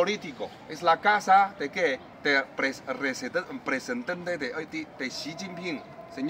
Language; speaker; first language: Spanish; non-native, learner; Chinese